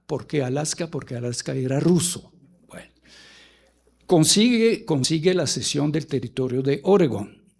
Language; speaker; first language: Spanish; non-native, fluent; French